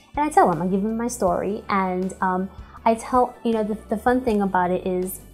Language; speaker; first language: English; early bilingual, other home language; Spanish